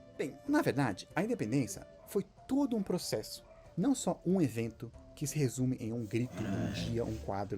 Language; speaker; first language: Portuguese; native; Portuguese